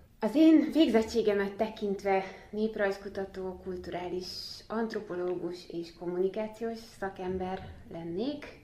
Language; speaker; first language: Hungarian; native; Hungarian